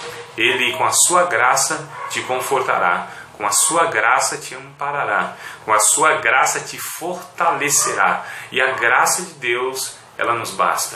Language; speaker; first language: Portuguese; native; Portuguese